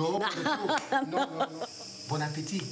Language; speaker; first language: French; non-native, fluent; Greek